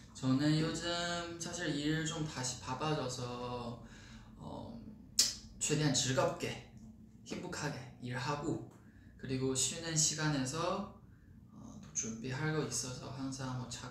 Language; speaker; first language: Korean; non-native, fluent; Chinese